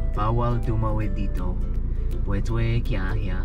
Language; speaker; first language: English; native; English